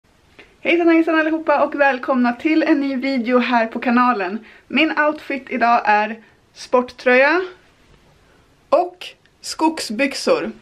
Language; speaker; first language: Swedish; native; Swedish